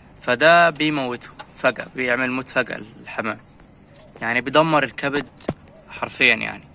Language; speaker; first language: Arabic; native; Arabic